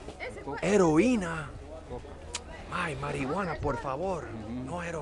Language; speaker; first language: Spanish; non-native, fluent; English